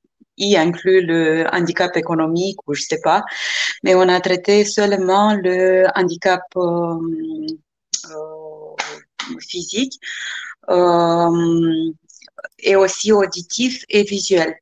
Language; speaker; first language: French; non-native, fluent; Romanian